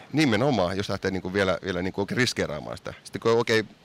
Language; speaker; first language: Finnish; early bilingual, heritage; Finnish